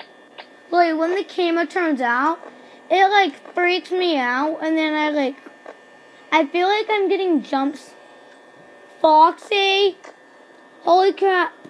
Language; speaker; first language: English; native; English